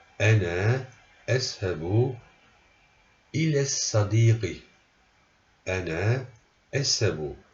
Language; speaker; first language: Arabic; non-native, fluent; Turkish